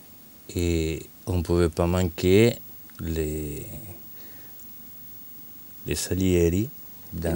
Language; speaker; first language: French; non-native, fluent; Italian